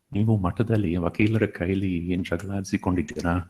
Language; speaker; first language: Kannada; non-native, fluent; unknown